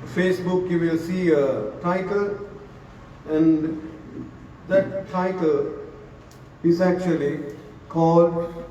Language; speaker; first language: English; non-native, local second language; Sinhala